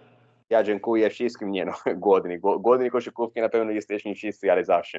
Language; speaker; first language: Polish; non-native, fluent; Italian